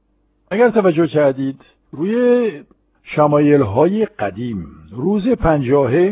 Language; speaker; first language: Persian; non-native, fluent; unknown